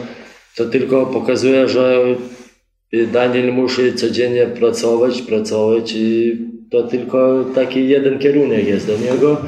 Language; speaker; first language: Polish; non-native, fluent; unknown